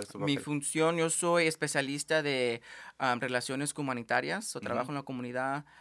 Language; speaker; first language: Spanish; early bilingual, heritage; Spanish